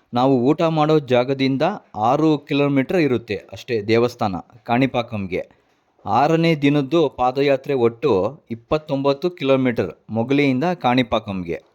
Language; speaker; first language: Kannada; native; Kannada